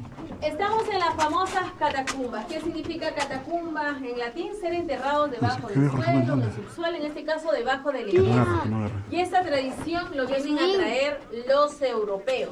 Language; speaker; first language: Spanish; native; Spanish